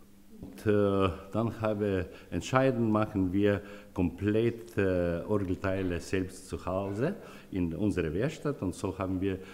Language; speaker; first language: German; non-native, learner; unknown